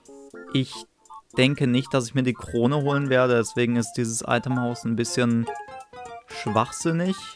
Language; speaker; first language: German; native; German